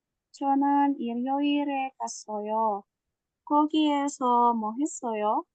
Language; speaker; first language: Korean; non-native, learner; Indonesian